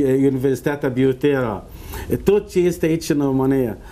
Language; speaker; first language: Romanian; non-native, learner; Arabic